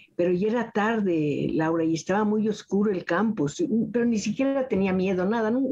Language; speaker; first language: Spanish; native; Spanish